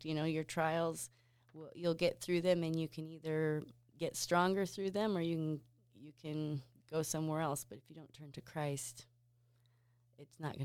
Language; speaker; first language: English; native; English